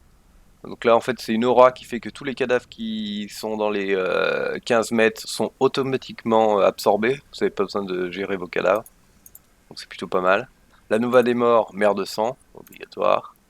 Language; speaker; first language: French; native; French